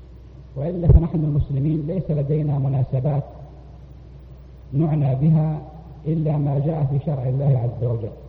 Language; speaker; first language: Arabic; native; Arabic